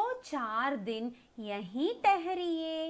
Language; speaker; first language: Hindi; non-native, local second language; Tamil